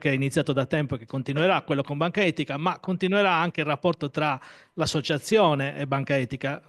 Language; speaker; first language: Italian; native; Italian